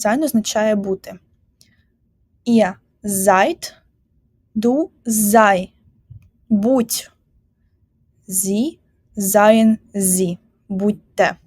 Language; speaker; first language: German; non-native, fluent; Ukrainian